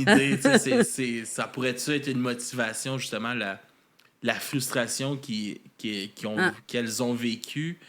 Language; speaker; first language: French; native; French